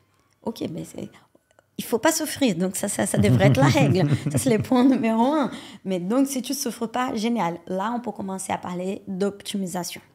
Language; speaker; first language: French; non-native, fluent; Portuguese